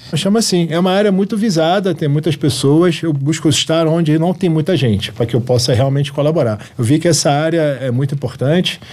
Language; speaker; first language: Portuguese; early bilingual, other home language; Arabic